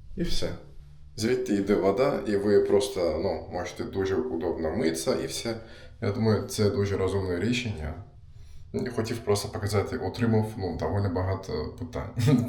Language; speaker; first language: Ukrainian; non-native, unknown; Turkish